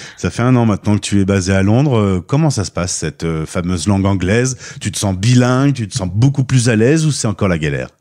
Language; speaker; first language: French; native; French